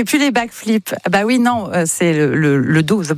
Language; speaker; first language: French; native; French